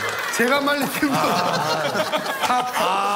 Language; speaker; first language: Korean; native; Korean